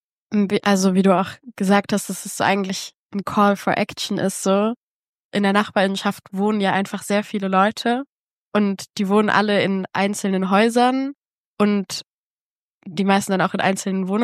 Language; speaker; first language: German; native; German